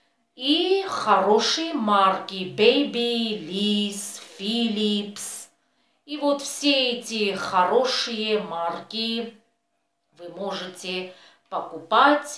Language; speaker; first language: Russian; non-native, fluent; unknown